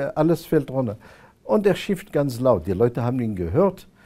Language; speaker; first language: German; non-native, fluent; Arabic